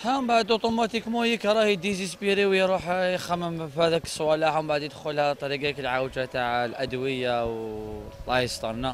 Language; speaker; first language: Arabic; native; Arabic